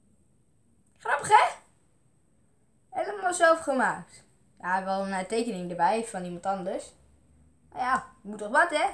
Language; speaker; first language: Dutch; native; Dutch